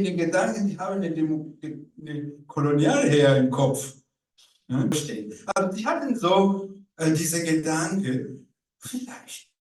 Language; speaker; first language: German; non-native, learner; Rundi